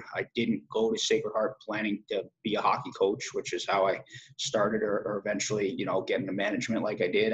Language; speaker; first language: English; native; English